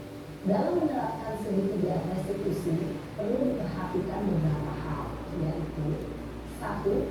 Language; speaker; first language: Indonesian; native; Indonesian